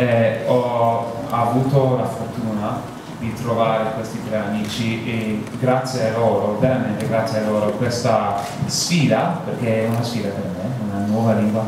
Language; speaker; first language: Italian; non-native, learner; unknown